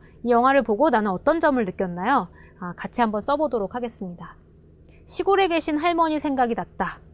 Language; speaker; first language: Korean; native; Korean